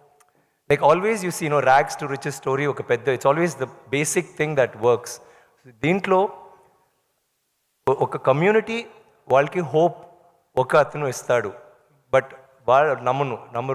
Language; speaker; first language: Telugu; non-native, learner; Tamil